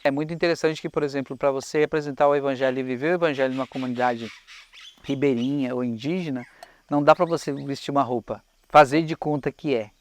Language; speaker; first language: Portuguese; native; Portuguese